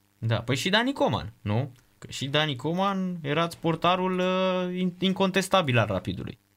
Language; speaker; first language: Romanian; native; Romanian